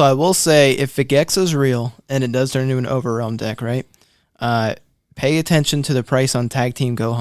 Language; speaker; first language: English; native; English